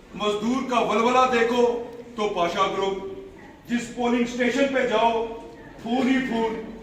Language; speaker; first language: Urdu; non-native, local second language; Punjabi